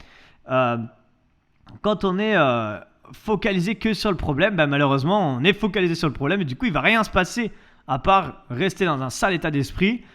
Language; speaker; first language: French; native; French